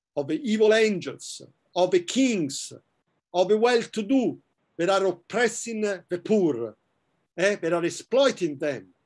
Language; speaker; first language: English; non-native, fluent; Italian